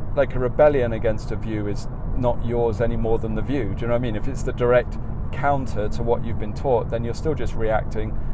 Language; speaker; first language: English; native; English